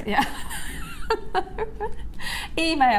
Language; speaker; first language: English; native; English